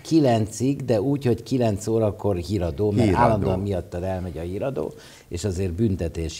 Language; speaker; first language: Hungarian; native; Hungarian